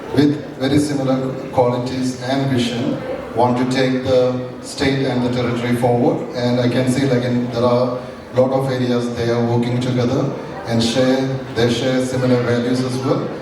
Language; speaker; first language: English; non-native, local second language; Malayalam